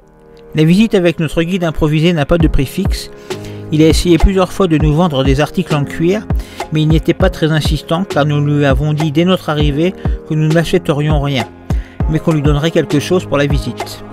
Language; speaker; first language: French; native; French